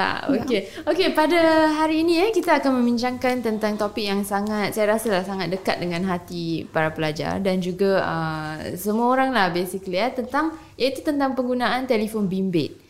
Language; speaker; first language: Malay; native; Malay